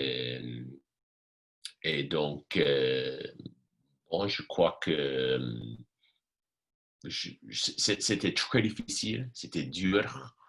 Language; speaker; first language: French; non-native, fluent; English